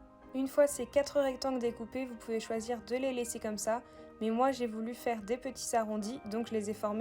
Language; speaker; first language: French; native; French